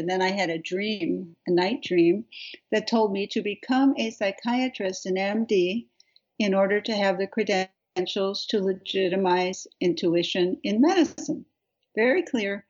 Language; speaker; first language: English; native; English